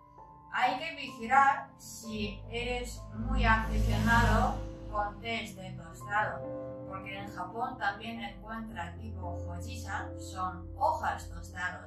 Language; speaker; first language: Spanish; non-native, learner; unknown